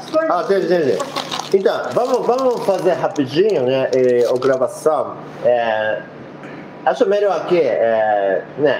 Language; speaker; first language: Portuguese; non-native, learner; Japanese